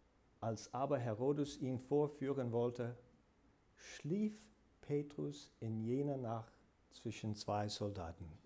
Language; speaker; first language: German; non-native, fluent; English